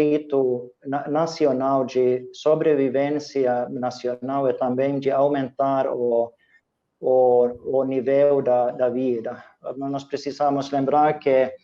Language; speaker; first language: Portuguese; non-native, fluent; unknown